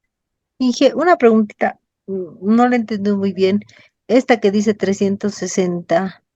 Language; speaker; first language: Spanish; native; Spanish